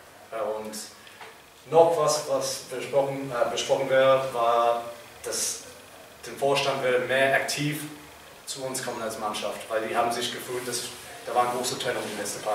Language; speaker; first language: German; non-native, fluent; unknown